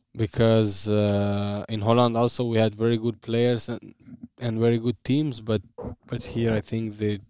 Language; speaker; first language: English; non-native, fluent; Albanian